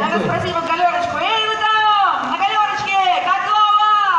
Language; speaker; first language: Russian; native; Russian